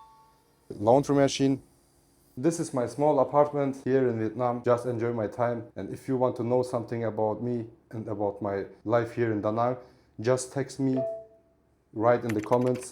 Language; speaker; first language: English; non-native, learner; Turkish